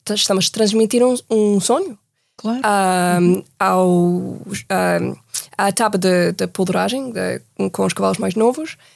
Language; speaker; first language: Portuguese; non-native, fluent; English